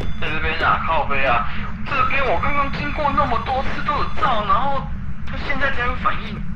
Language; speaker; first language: Chinese; native; Chinese